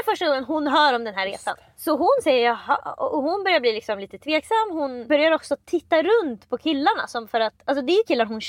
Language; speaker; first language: Swedish; native; Swedish